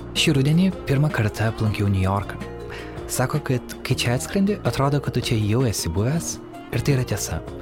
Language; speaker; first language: Lithuanian; native; Lithuanian